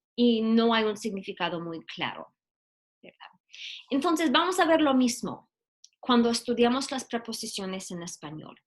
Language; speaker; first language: Spanish; non-native, fluent; English